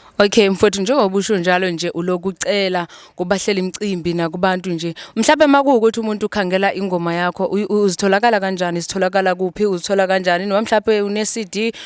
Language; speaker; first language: Zulu; non-native, local second language; Xhosa